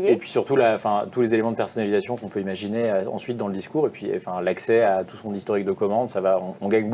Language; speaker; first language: French; native; French